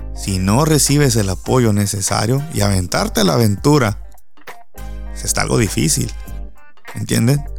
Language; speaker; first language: Spanish; native; Spanish